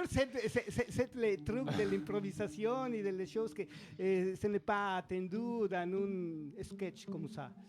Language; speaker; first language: French; non-native, learner; Spanish